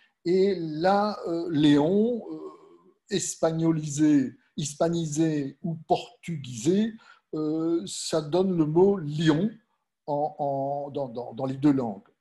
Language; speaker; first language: French; native; French